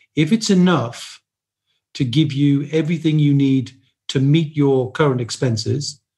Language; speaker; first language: English; native; English